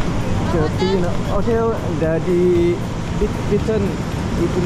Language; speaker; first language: Indonesian; non-native, learner; Lao